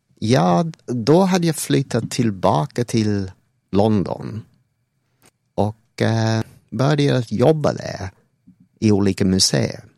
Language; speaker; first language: Swedish; non-native, fluent; English